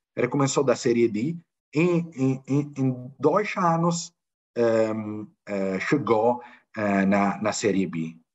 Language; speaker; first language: Portuguese; non-native, fluent; Italian